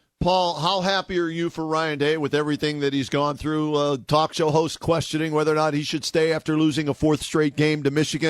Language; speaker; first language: English; native; English